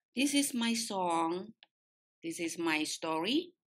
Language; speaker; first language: English; non-native, fluent; Lao